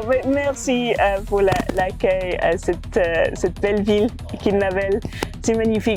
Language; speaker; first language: French; non-native, fluent; English